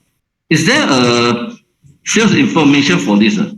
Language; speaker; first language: English; non-native, local second language; Chinese